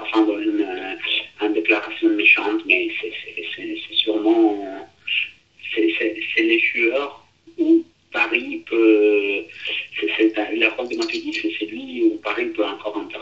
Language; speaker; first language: French; non-native, fluent; Italian